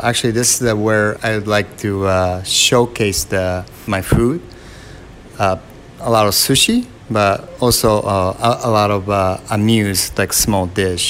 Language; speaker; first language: English; non-native, fluent; Japanese